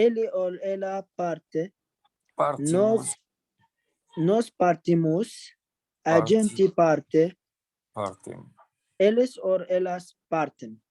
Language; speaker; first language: Portuguese; non-native, learner; Arabic